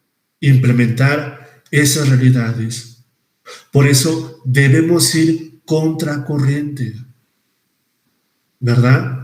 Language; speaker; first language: Spanish; native; Spanish